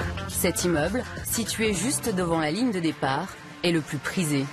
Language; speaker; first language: French; native; French